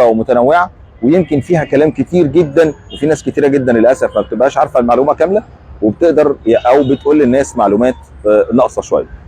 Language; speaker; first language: Arabic; native; Arabic